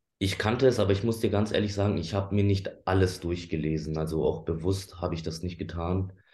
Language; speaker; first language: German; early bilingual, other home language; Persian